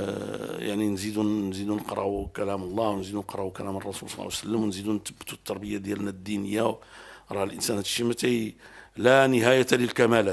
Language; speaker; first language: Arabic; native; Arabic